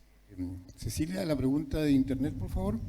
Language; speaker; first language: Spanish; native; Spanish